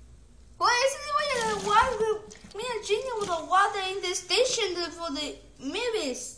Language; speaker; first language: English; non-native, learner; Spanish